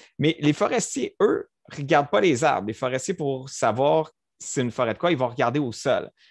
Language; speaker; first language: French; native; French